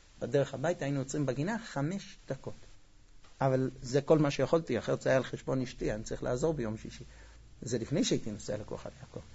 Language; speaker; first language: Hebrew; non-native, fluent; English